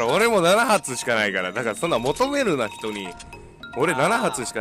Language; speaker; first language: Japanese; native; Japanese